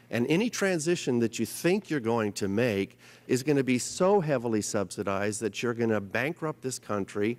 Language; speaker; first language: English; native; English